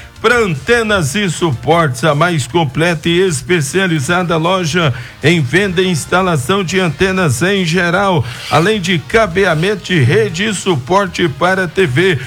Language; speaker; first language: Portuguese; native; Portuguese